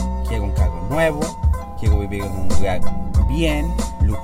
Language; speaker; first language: Spanish; early bilingual, heritage; Spanish